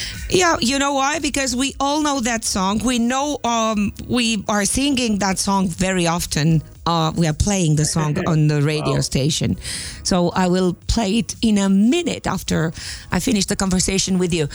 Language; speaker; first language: English; non-native, fluent; Romanian